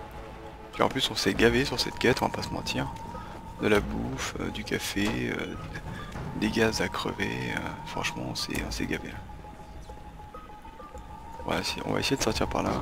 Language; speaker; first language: French; native; French